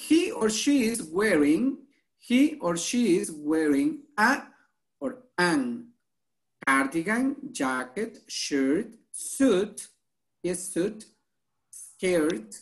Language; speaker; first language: English; non-native, fluent; Spanish